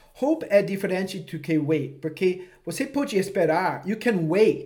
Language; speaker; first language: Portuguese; non-native, fluent; English